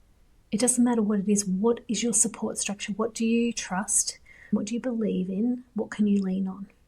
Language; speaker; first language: English; native; English